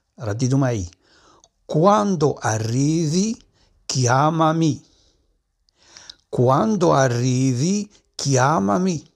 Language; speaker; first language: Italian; non-native, fluent; Arabic